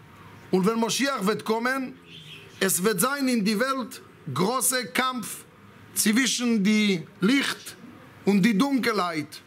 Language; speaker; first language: German; non-native, fluent; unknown